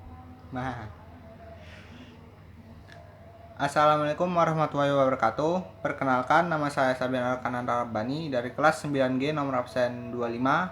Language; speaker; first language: Indonesian; native; Indonesian